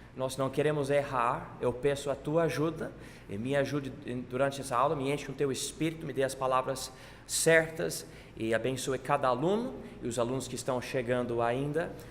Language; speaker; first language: Portuguese; non-native, fluent; English